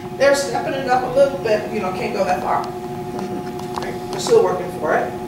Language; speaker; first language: English; native; English